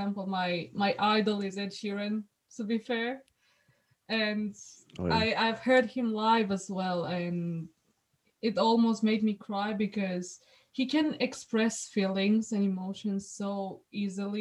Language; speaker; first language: English; non-native, fluent; Romanian